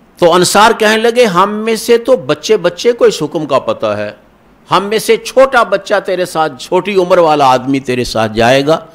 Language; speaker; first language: Urdu; non-native, local second language; Punjabi